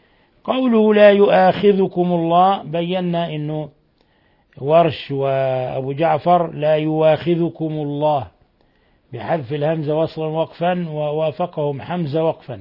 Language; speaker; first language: Arabic; native; Arabic